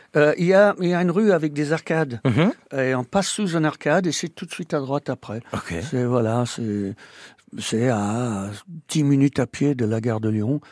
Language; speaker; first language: French; non-native, fluent; English